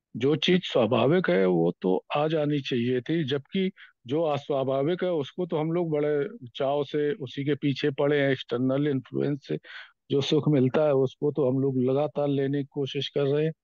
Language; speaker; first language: Hindi; native; Hindi